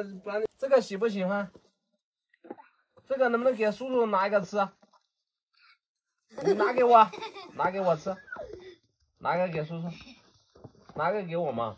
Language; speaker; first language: Chinese; native; Chinese